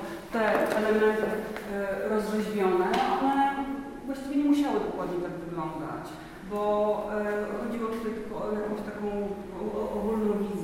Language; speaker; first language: Polish; native; Polish